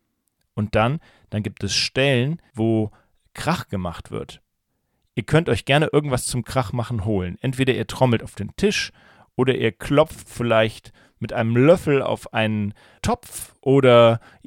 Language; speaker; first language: German; native; German